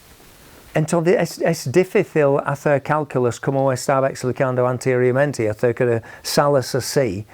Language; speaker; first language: Spanish; non-native, fluent; English